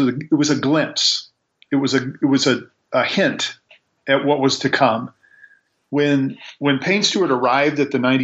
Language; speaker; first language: English; native; English